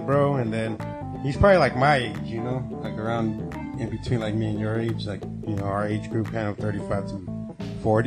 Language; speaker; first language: English; native; English